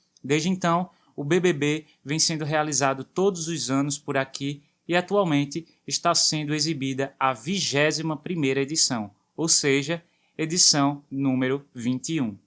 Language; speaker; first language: Portuguese; native; Portuguese